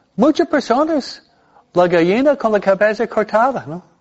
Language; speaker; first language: Spanish; non-native, fluent; English